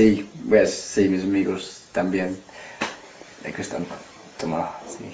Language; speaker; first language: Spanish; non-native, learner; English